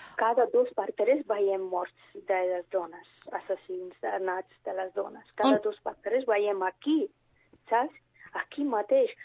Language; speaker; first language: Catalan; non-native, fluent; Persian